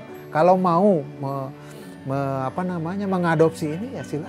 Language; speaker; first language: Indonesian; native; Indonesian